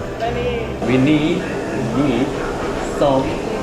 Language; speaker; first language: English; non-native, learner; Korean